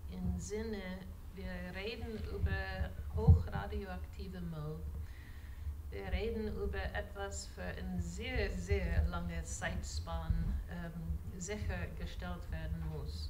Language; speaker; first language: German; non-native, fluent; English